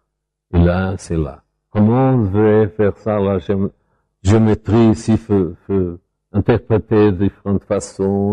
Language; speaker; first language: French; non-native, fluent; Portuguese